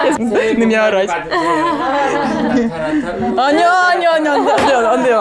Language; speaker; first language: Korean; non-native, learner; Russian